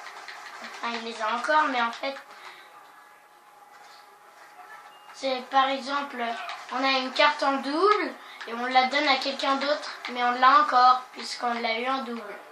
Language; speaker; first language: French; native; French